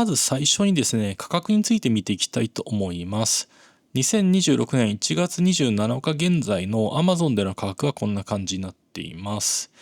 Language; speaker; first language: Japanese; native; Japanese